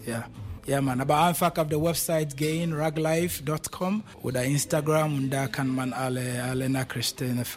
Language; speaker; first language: German; non-native, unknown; Akan